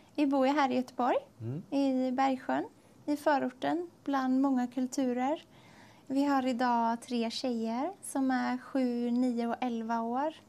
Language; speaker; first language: Swedish; native; Swedish